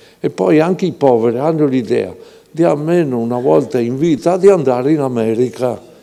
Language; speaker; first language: Italian; native; Italian